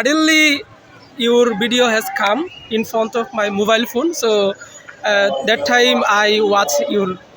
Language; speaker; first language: English; non-native, learner; Bangla